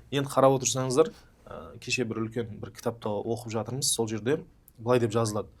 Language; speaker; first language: Kazakh; native; Kazakh